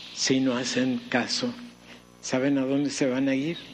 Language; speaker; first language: Spanish; native; Spanish